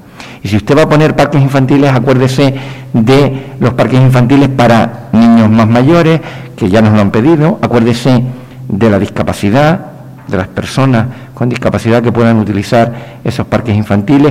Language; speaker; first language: Spanish; native; Spanish